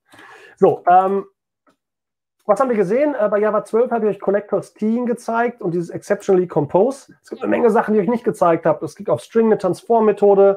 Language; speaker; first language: German; native; German